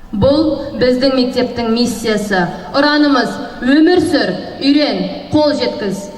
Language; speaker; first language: Kazakh; native; Kazakh